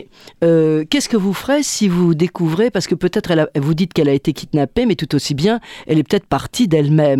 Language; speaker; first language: French; native; French